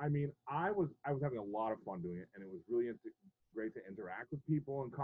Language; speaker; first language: English; native; English